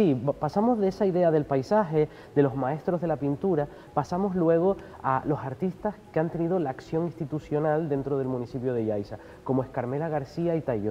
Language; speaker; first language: Spanish; native; Spanish